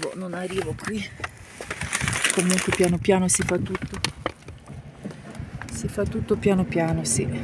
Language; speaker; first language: Italian; non-native, learner; Ukrainian